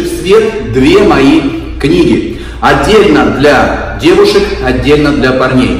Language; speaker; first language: Russian; native; Russian